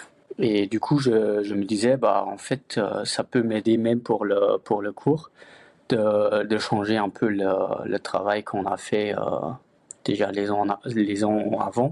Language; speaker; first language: French; non-native, fluent; Luxembourgish